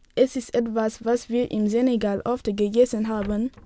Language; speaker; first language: German; non-native, learner; Wolof